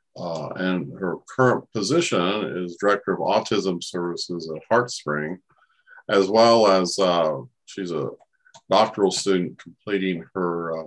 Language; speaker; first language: English; native; English